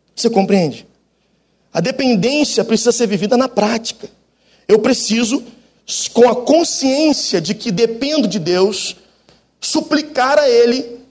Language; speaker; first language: Portuguese; native; Portuguese